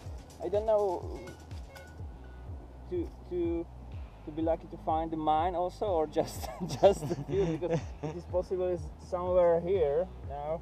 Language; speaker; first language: English; non-native, fluent; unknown